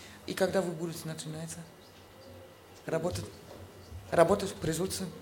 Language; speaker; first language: Russian; non-native, fluent; German